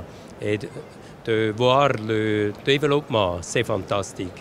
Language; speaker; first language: French; non-native, local second language; German